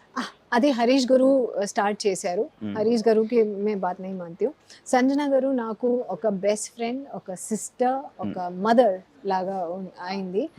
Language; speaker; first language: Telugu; non-native, local second language; Hindi